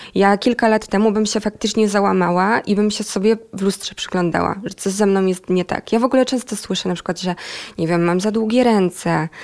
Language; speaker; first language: Polish; native; Polish